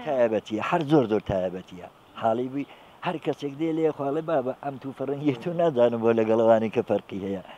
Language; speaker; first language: Central Kurdish; native; Central Kurdish